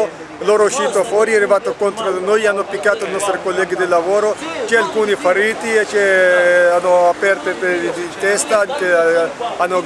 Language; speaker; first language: Italian; non-native, learner; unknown